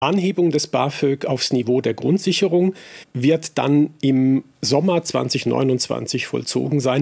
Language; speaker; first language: German; native; German